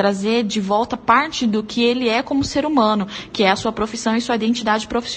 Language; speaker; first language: Portuguese; native; Portuguese